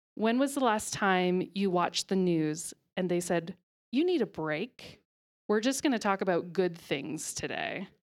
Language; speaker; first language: English; native; English